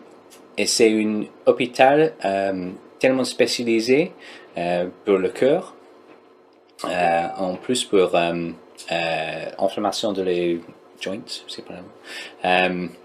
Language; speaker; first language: French; non-native, learner; English